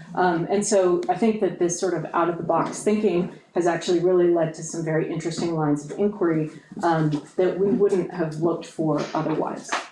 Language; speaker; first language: English; native; English